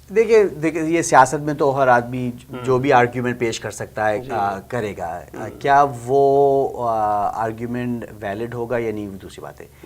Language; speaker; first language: Urdu; native; Urdu